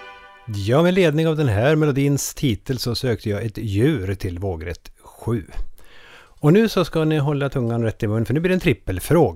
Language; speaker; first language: Swedish; native; Swedish